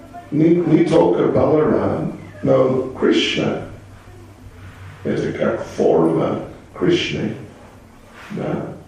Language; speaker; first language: Russian; non-native, learner; English